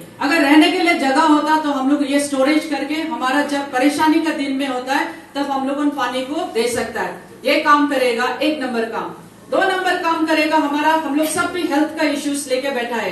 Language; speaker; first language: Hindi; non-native, local second language; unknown